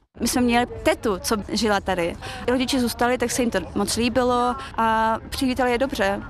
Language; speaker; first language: Czech; early bilingual, other home language; Chechen